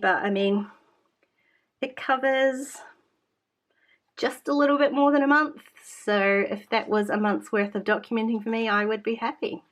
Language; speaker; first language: English; native; English